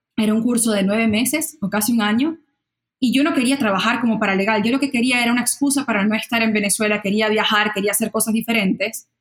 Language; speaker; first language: Spanish; native; Spanish